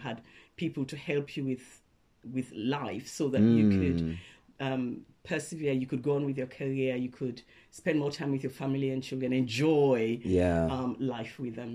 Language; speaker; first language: English; non-native, local second language; Krio